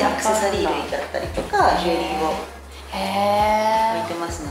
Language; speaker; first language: Japanese; native; Japanese